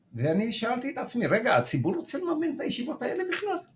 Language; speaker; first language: Hebrew; early bilingual, other home language; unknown